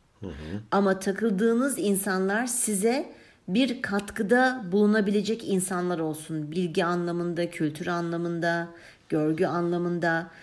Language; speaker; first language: Turkish; early bilingual, heritage; Turkish